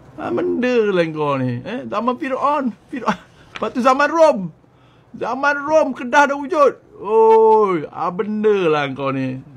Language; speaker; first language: Malay; native; Malay